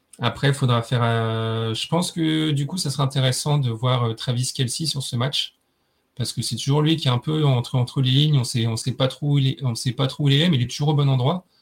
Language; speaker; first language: French; native; French